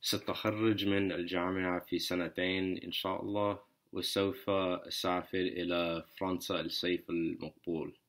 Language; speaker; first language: Arabic; non-native, learner; English